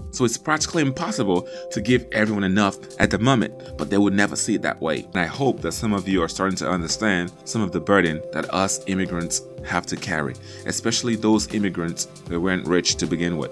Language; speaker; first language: English; non-native, local second language; Igbo